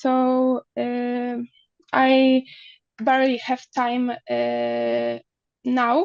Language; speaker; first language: English; non-native, learner; Polish